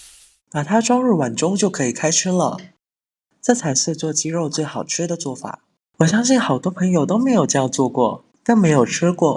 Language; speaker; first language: Chinese; native; Chinese